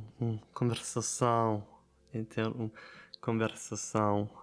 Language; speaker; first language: Portuguese; non-native, learner; German